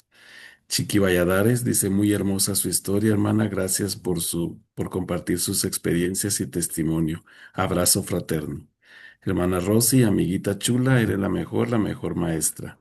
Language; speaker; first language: Spanish; native; Spanish